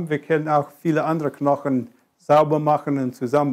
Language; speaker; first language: German; non-native, fluent; English